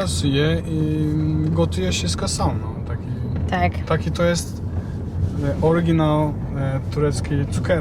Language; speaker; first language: Polish; non-native, learner; Turkish